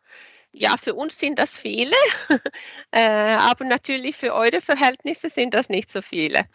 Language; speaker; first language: German; non-native, fluent; Swedish